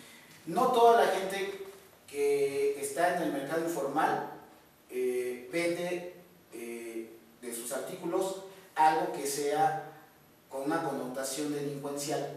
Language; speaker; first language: Spanish; native; Spanish